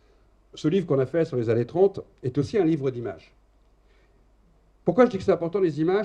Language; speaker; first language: French; native; French